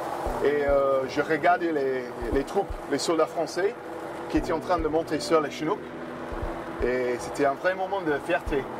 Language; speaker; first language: French; non-native, fluent; English